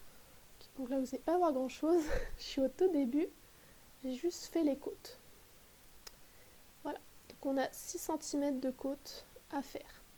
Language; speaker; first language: French; native; French